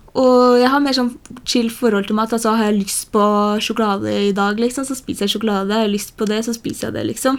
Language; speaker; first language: Norwegian; early bilingual, other home language; Polish